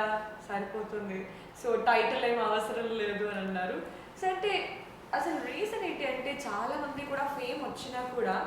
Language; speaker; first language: Telugu; native; Telugu